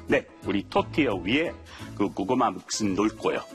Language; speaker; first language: Korean; non-native, learner; English